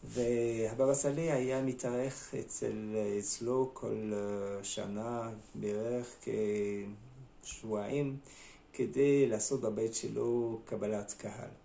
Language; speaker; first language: Hebrew; non-native, fluent; French